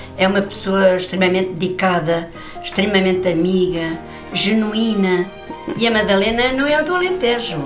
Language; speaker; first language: Portuguese; native; Portuguese